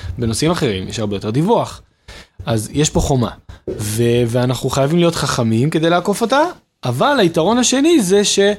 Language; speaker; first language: Hebrew; native; Hebrew